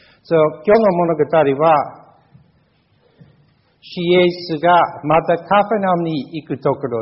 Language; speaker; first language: Japanese; non-native, fluent; English